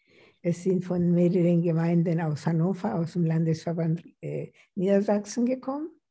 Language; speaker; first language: German; non-native, fluent; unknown